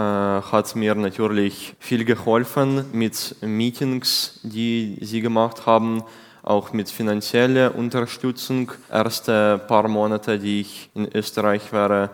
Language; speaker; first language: German; non-native, learner; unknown